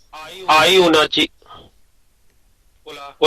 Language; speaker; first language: Spanish; non-native, learner; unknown